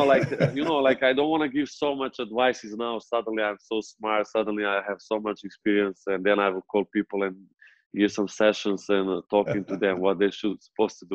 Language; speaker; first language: English; non-native, fluent; Serbian